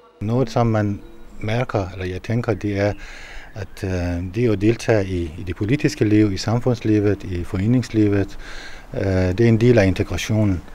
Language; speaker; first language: Danish; non-native, fluent; Persian